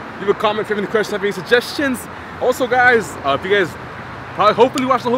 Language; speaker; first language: English; native; English